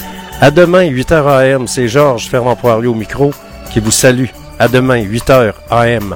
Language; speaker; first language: French; native; French